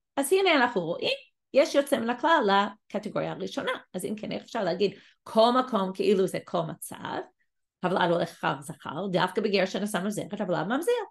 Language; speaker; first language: Hebrew; non-native, fluent; English